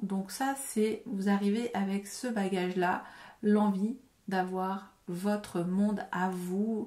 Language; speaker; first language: French; native; French